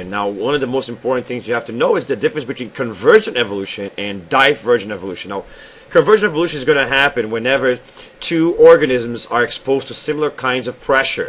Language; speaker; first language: English; non-native, fluent; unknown